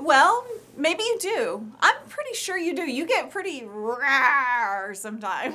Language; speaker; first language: English; native; English